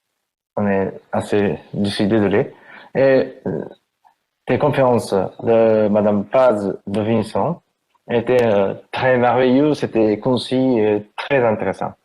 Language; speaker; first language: French; non-native, learner; Japanese